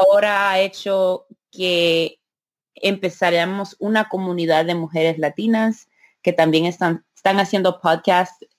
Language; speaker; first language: Spanish; early bilingual, heritage; Spanish